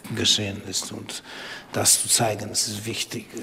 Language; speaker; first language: German; non-native, learner; Polish